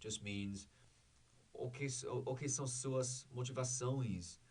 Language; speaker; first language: Portuguese; non-native, learner; English